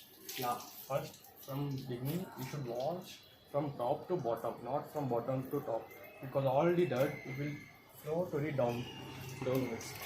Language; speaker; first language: English; non-native, local second language; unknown